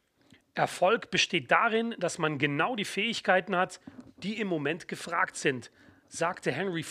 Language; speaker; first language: German; native; German